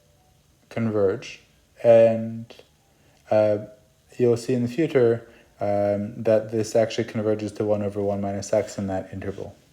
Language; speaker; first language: English; native; English